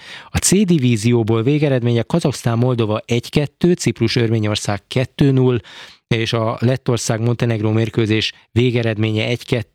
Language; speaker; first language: Hungarian; native; Hungarian